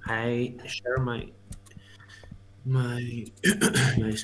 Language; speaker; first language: English; non-native, learner; Spanish